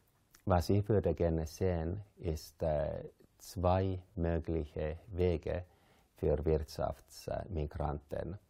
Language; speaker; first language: German; non-native, fluent; Finnish